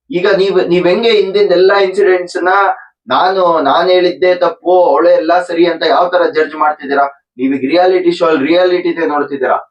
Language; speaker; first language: Kannada; native; Kannada